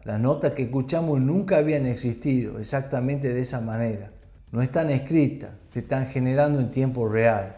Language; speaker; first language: Spanish; native; Spanish